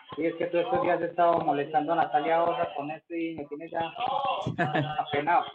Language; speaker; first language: Spanish; native; Spanish